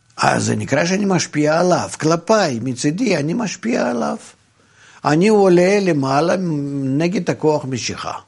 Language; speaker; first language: Hebrew; non-native, fluent; Russian